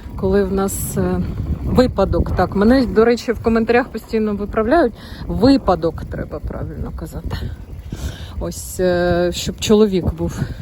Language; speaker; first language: Ukrainian; non-native, local second language; Russian